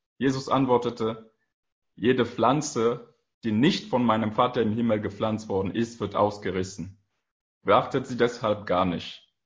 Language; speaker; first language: German; non-native, fluent; French